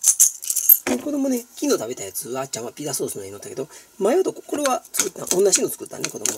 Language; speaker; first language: Japanese; native; Japanese